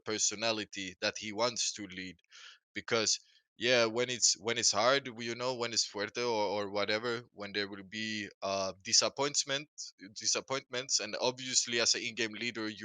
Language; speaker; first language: English; non-native, fluent; Swedish